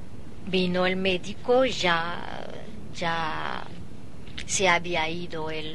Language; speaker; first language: Spanish; non-native, fluent; French